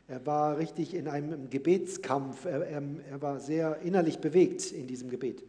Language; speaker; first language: German; native; German